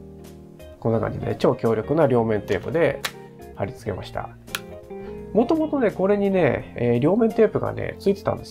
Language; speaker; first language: Japanese; native; Japanese